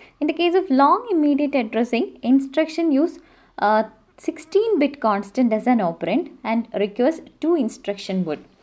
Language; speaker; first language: English; non-native, local second language; Malayalam